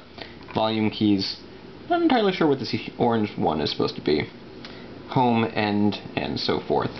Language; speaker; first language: English; native; English